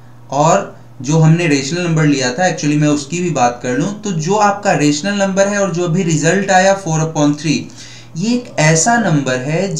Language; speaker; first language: Hindi; native; Hindi